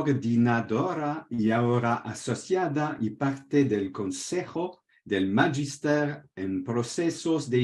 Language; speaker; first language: Spanish; non-native, fluent; French